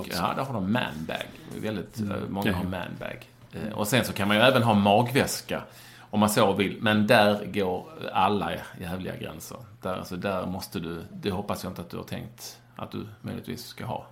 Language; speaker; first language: Swedish; native; Swedish